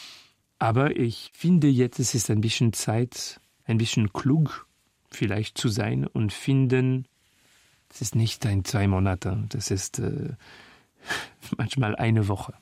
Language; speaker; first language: German; non-native, learner; French